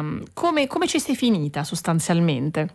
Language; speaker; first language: Italian; native; Italian